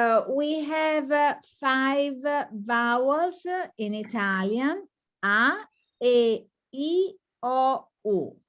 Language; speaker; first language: English; non-native, fluent; Italian